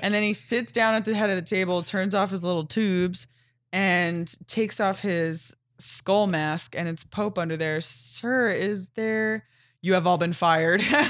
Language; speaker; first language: English; native; English